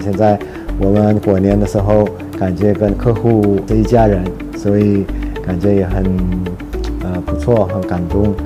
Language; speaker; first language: Chinese; early bilingual, heritage; Chinese